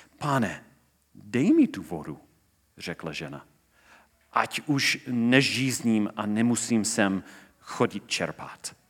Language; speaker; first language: Czech; non-native, fluent; English